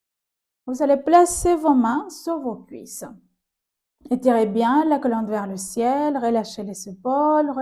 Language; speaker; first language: French; native; French